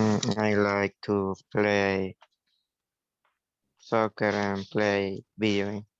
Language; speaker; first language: English; non-native, learner; Spanish